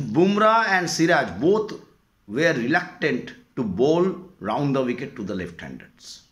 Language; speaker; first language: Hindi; non-native, local second language; Bangla